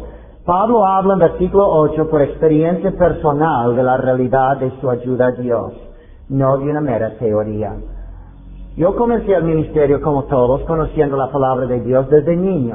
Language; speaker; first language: Spanish; non-native, fluent; English